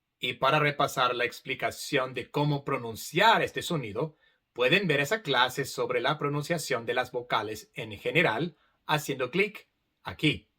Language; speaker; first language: Spanish; non-native, fluent; English